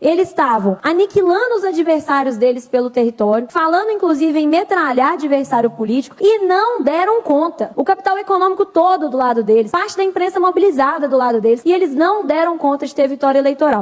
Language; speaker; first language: Portuguese; native; Portuguese